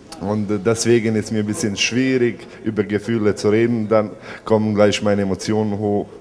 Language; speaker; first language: German; non-native, fluent; Bosnian